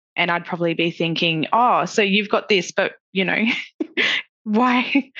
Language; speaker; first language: English; native; English